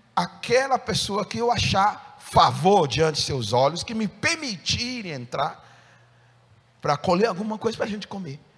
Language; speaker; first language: Portuguese; non-native, fluent; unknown